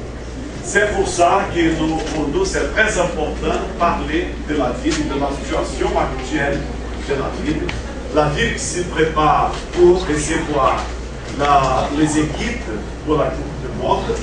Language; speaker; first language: French; non-native, fluent; Portuguese